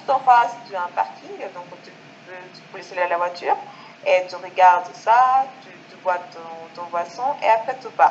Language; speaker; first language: French; non-native, fluent; Spanish